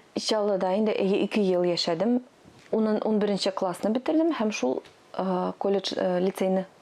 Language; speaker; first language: Tatar; non-native, local second language; Russian